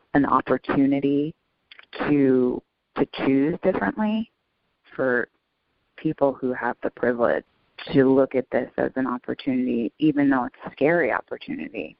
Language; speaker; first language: English; native; English